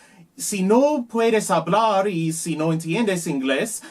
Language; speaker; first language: Spanish; non-native, learner; English